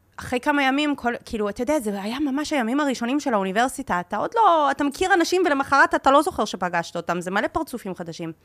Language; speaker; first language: Hebrew; early bilingual, heritage; English